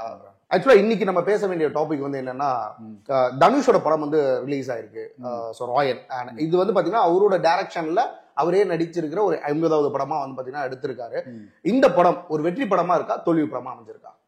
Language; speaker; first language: Tamil; native; Tamil